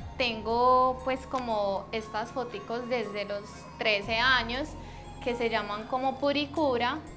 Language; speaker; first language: Spanish; early bilingual, heritage; Japanese